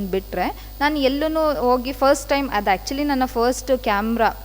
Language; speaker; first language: Kannada; non-native, local second language; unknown